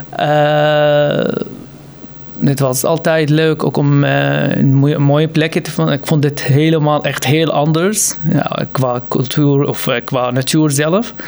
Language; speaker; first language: Dutch; non-native, fluent; Arabic